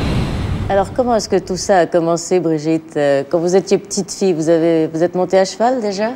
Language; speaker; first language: French; native; French